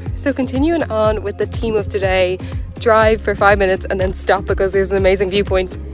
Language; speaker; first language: English; native; English